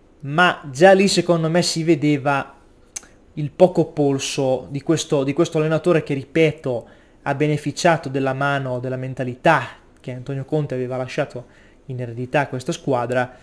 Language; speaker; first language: Italian; native; Italian